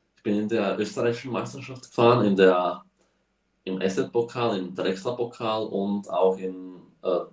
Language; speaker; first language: German; early bilingual, heritage; Slovak